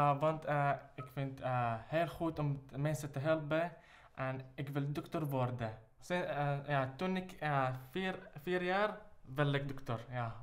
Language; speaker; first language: Dutch; non-native, learner; Arabic